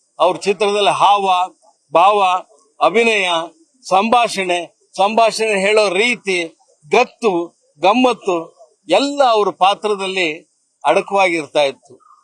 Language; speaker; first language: Kannada; native; Kannada